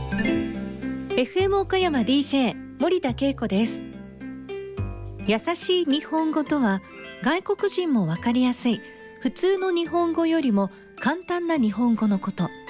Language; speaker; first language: Japanese; native; Japanese